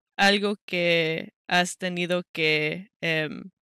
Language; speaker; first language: Spanish; native; Spanish